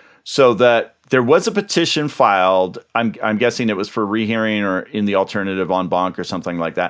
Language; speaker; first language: English; native; English